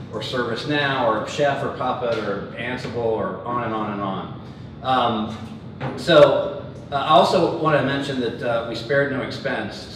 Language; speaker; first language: English; native; English